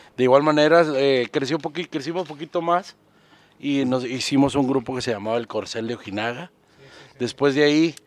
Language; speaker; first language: Spanish; native; Spanish